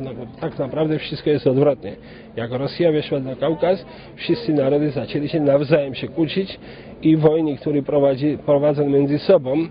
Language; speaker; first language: Polish; non-native, fluent; Georgian